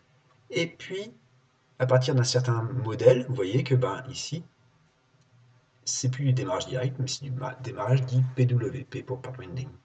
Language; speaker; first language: French; native; French